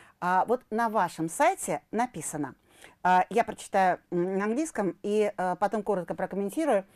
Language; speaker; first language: Russian; native; Russian